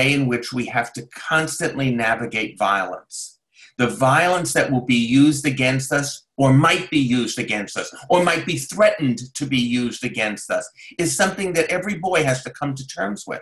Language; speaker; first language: English; native; English